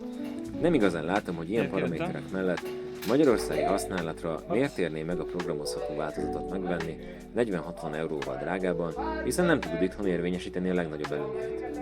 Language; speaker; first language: Hungarian; native; Hungarian